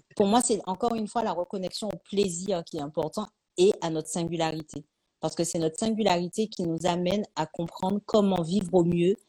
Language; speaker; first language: French; native; French